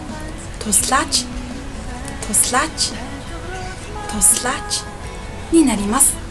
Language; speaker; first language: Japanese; non-native, fluent; Mongolian